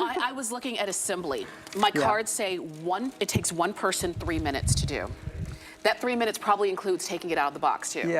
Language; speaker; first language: English; native; English